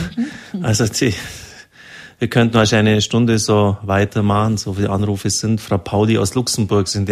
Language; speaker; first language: German; native; German